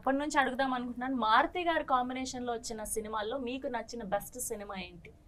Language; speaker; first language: Telugu; native; Telugu